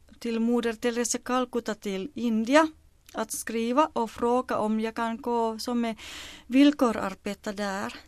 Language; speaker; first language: Swedish; non-native, local second language; Finnish